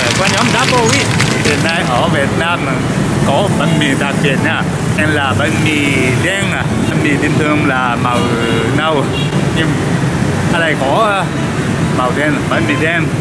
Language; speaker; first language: Vietnamese; non-native, learner; Japanese